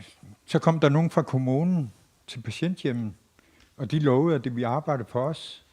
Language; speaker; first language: Danish; non-native, local second language; Kalaallisut